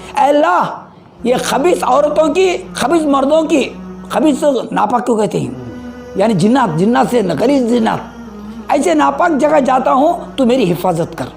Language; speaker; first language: Urdu; native; Urdu